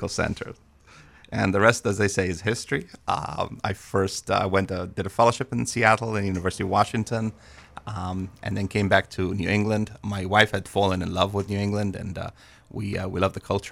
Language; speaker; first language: English; native; English